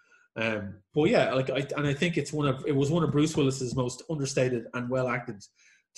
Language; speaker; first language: English; native; English